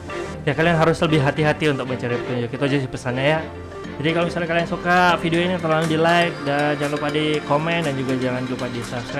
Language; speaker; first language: Indonesian; native; Indonesian